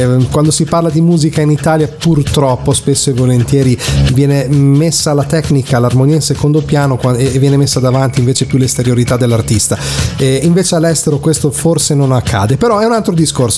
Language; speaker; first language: Italian; native; Italian